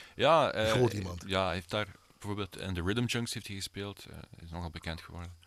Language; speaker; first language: Dutch; early bilingual, other home language; Swedish